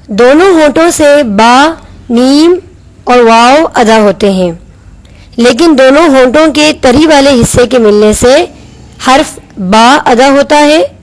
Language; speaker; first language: Urdu; native; Urdu